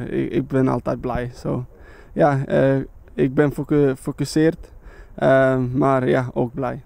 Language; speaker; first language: Dutch; non-native, learner; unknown